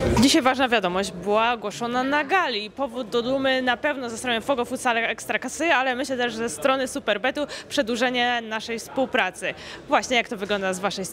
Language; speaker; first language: Polish; native; Polish